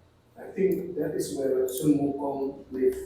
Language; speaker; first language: English; non-native, fluent; Indonesian